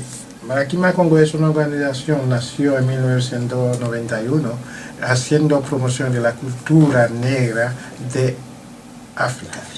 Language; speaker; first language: Spanish; non-native, learner; French